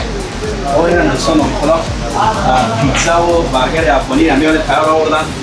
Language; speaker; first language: Persian; native; Persian